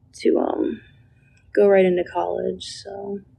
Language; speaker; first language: English; native; English